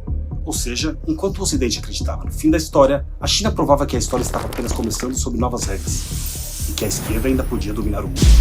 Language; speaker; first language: Portuguese; native; Portuguese